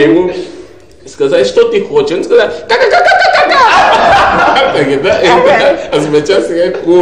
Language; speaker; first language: Russian; non-native, learner; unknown